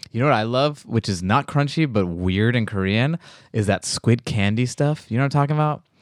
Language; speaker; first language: English; native; English